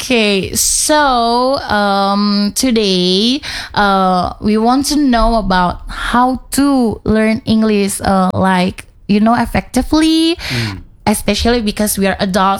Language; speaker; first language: English; non-native, fluent; Indonesian